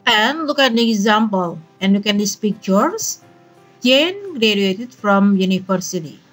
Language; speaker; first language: English; non-native, fluent; Indonesian